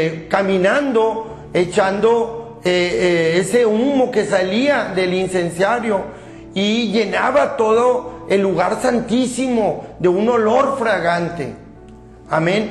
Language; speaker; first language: Spanish; native; Spanish